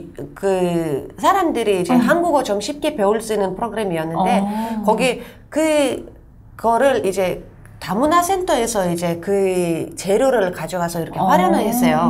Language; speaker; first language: Korean; non-native, fluent; Russian